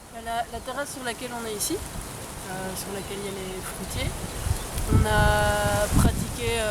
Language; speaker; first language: French; native; French